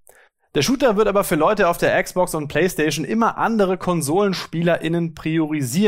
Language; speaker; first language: German; native; German